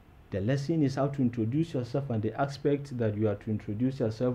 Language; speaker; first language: English; non-native, local second language; Hausa